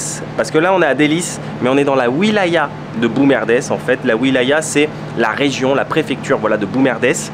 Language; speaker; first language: French; native; French